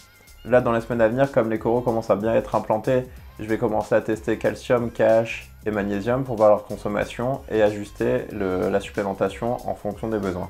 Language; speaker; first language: French; native; French